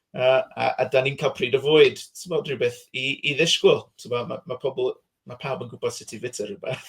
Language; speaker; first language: Welsh; non-native, fluent; English